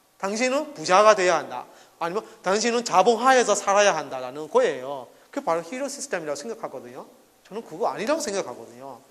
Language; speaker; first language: Korean; non-native, fluent; Burmese